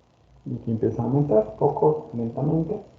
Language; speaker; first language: Spanish; native; Spanish